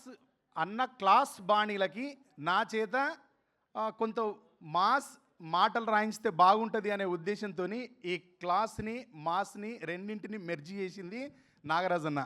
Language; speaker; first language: Telugu; native; Telugu